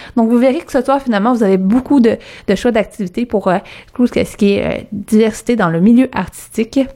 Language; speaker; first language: French; early bilingual, other home language; Arabic